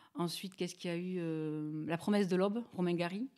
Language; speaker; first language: French; native; French